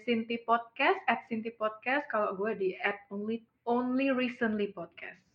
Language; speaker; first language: English; non-native, fluent; Indonesian